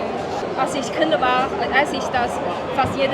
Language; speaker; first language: German; non-native, learner; Chinese